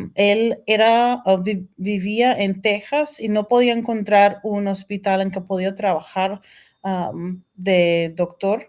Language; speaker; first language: Spanish; non-native, fluent; English